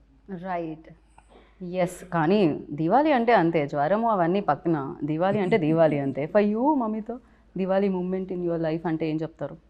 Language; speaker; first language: Telugu; native; Telugu